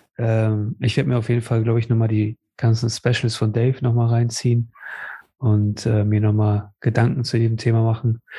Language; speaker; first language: German; native; German